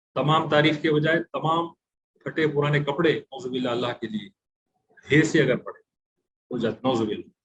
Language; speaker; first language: Urdu; native; Urdu